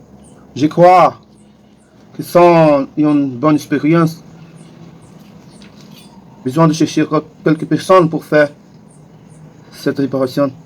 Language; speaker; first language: French; non-native, learner; Portuguese